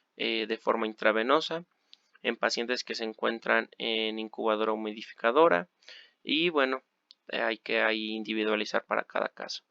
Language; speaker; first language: Spanish; native; Spanish